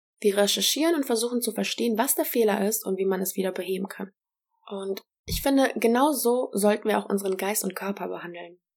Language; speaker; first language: German; early bilingual, other home language; Polish